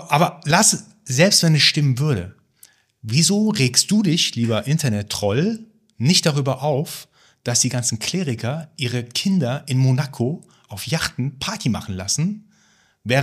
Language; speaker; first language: German; early bilingual, other home language; Persian